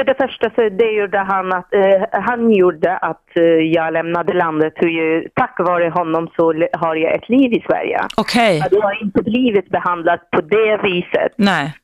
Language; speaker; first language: Swedish; non-native, fluent; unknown